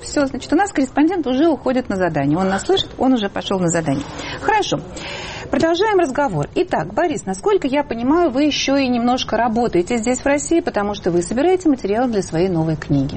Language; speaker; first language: Russian; native; Russian